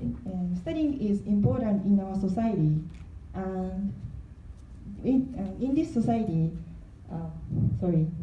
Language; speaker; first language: English; non-native, learner; Korean